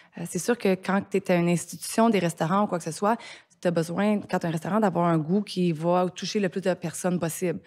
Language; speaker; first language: French; native; French